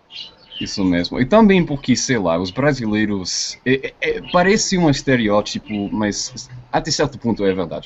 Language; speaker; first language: Portuguese; non-native, fluent; English